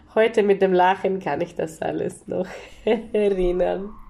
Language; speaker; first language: German; non-native, learner; Ukrainian